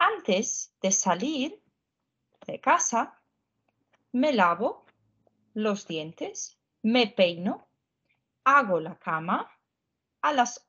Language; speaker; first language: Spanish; non-native, fluent; Ukrainian